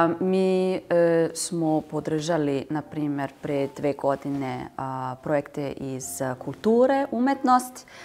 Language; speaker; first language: Serbian; non-native, fluent; German